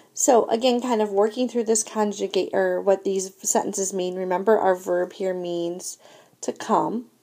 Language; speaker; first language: English; native; English